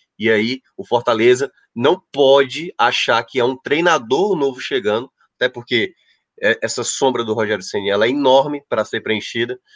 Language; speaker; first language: Portuguese; native; Portuguese